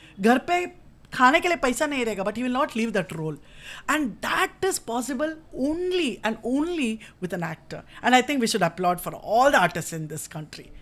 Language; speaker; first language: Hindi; non-native, local second language; Kannada